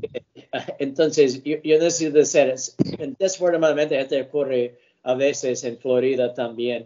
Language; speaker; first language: Spanish; early bilingual, heritage; English